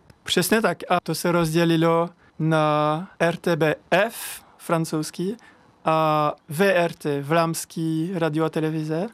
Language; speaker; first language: Czech; non-native, learner; French